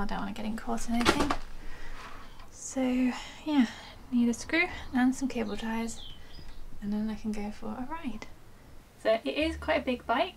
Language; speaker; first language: English; native; English